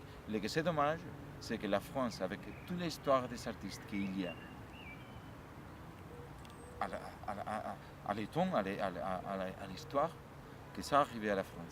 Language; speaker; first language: French; non-native, learner; Spanish